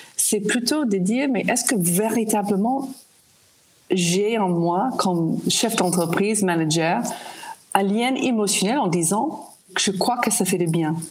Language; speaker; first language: French; non-native, fluent; English